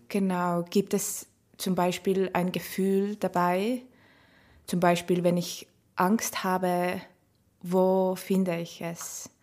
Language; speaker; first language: German; non-native, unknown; Estonian